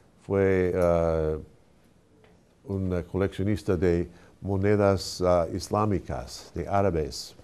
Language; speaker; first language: Spanish; non-native, fluent; English